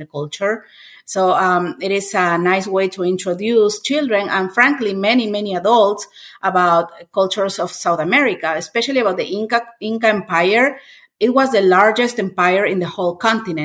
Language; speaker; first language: English; non-native, fluent; Spanish